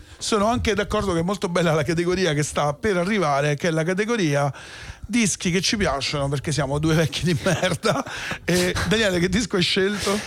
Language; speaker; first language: Italian; native; Italian